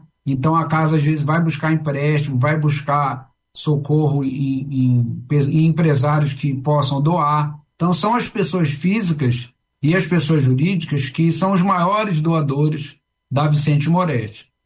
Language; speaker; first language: Portuguese; native; Portuguese